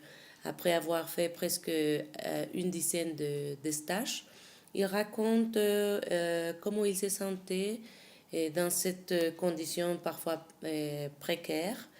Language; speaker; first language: French; non-native, fluent; Spanish